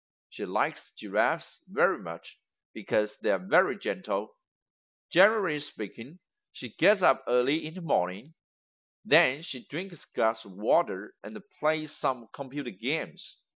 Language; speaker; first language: English; non-native, fluent; Chinese